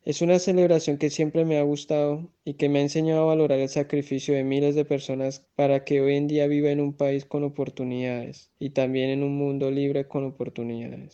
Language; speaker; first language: Spanish; native; Spanish